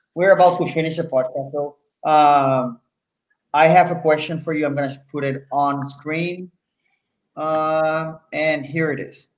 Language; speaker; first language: English; non-native, fluent; Spanish